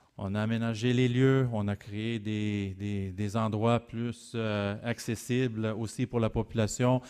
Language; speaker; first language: French; native; French